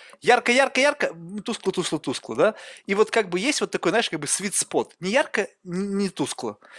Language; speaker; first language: Russian; native; Russian